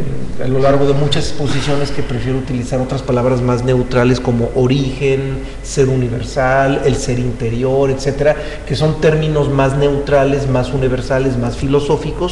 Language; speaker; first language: Spanish; native; Spanish